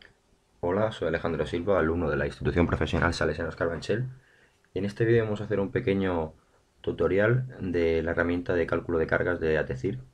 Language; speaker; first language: Spanish; native; Spanish